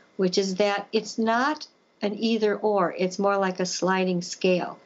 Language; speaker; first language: English; native; English